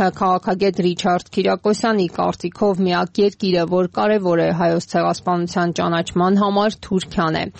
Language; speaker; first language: Armenian; native; Armenian